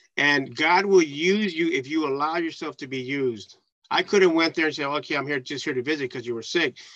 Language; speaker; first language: English; early bilingual, other home language; Spanish